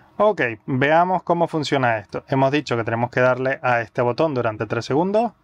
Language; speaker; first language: Spanish; native; Spanish